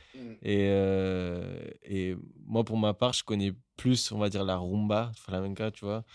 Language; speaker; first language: French; native; French